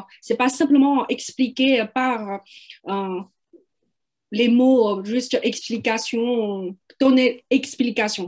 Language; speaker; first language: French; non-native, fluent; Chinese